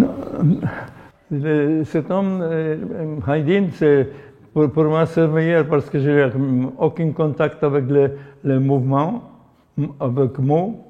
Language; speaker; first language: French; non-native, learner; Polish